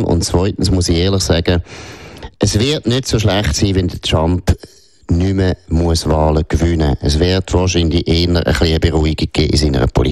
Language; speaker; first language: German; native; German